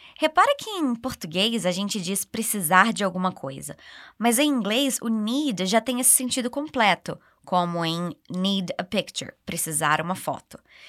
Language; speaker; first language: Portuguese; native; Portuguese